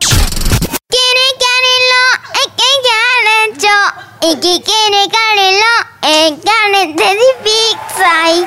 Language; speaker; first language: Italian; early bilingual, other home language; Spanish